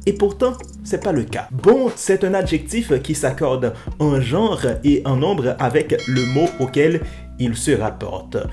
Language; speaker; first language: French; non-native, local second language; Haitian Creole